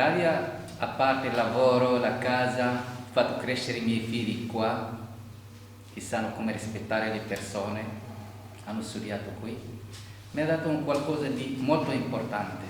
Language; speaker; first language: Italian; non-native, fluent; Arabic